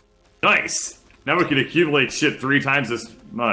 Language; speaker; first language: English; native; English